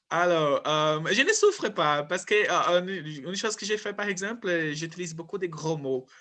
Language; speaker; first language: French; non-native, fluent; Portuguese